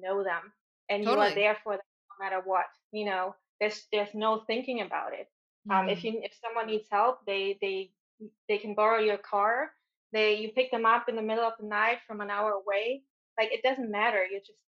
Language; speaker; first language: English; non-native, fluent; German